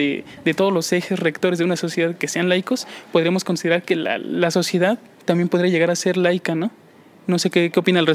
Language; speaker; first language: Spanish; native; Spanish